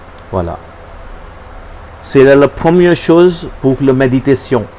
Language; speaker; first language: French; non-native, learner; Hindi